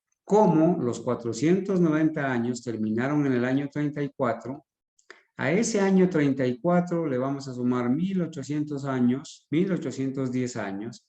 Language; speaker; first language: Spanish; native; Spanish